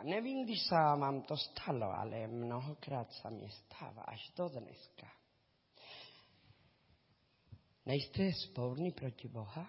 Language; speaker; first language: Czech; non-native, learner; Spanish